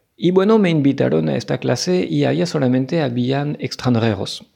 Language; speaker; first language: Spanish; non-native, fluent; French